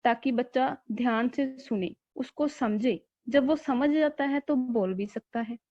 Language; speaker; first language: Hindi; non-native, local second language; Punjabi